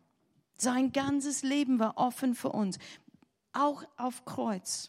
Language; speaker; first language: German; non-native, learner; English